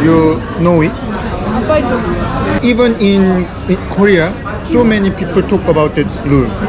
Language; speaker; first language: English; non-native, learner; Korean